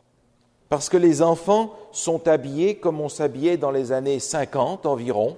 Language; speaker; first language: French; native; French